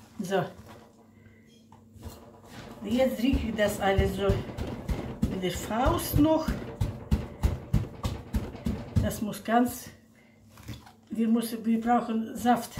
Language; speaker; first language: German; non-native, local second language; Russian